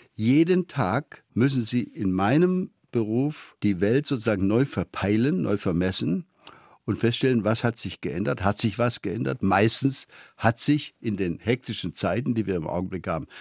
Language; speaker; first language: German; native; German